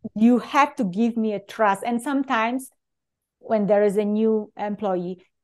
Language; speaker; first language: English; non-native, fluent; Polish